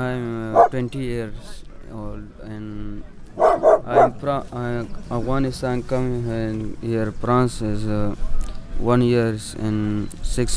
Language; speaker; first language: English; non-native, learner; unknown